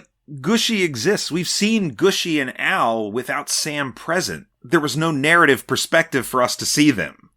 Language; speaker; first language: English; native; English